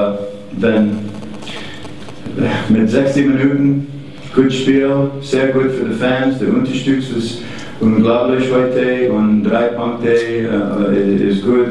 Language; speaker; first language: German; non-native, learner; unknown